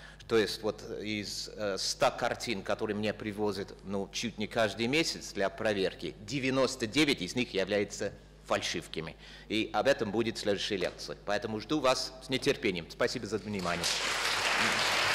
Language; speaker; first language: Russian; non-native, fluent; English